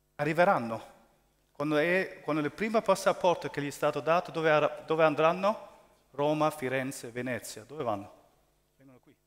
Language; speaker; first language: Italian; early bilingual, heritage; German